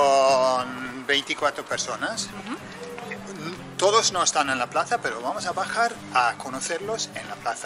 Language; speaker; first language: Spanish; non-native, fluent; English